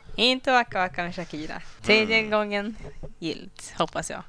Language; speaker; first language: Swedish; early bilingual, other home language; Kinyarwanda